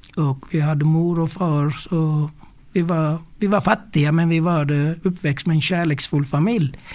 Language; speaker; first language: Swedish; non-native, fluent; Turkish